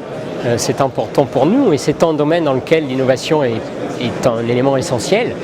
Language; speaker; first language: French; native; French